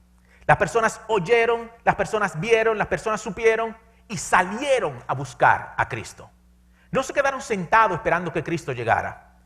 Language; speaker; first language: Spanish; native; Spanish